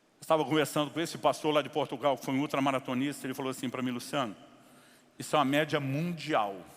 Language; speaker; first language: Portuguese; native; Portuguese